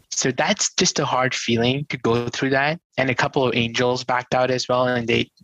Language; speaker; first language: English; non-native, local second language; Hindi